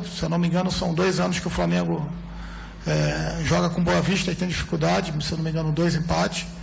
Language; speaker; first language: Portuguese; native; Portuguese